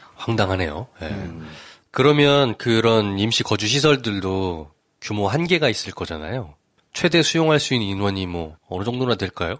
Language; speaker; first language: Korean; native; Korean